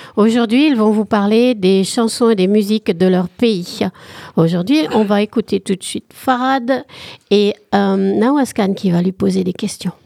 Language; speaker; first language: French; native; French